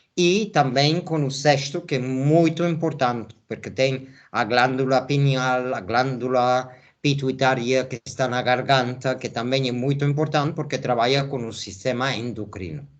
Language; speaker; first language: Portuguese; non-native, fluent; Spanish